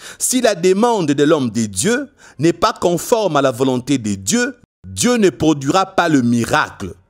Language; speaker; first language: French; non-native, local second language; Lingala